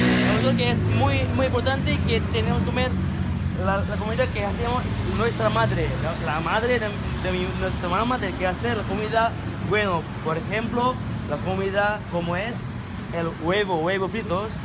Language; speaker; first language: Spanish; non-native, learner; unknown